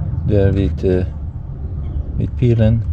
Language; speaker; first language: Swedish; non-native, fluent; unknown